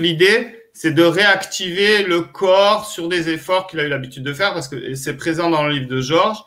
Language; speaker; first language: French; native; French